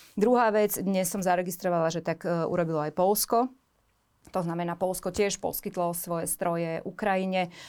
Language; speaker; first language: Slovak; native; Slovak